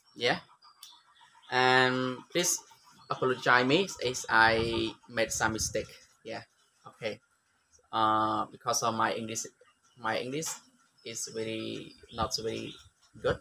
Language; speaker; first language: English; non-native, learner; Khmer